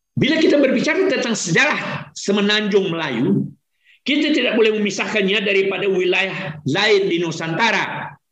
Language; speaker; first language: Malay; native; Malay